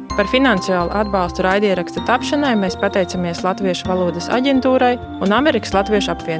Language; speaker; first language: Latvian; native; Latvian